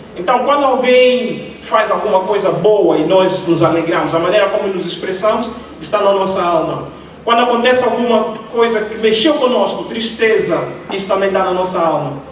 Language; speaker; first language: Portuguese; native; Portuguese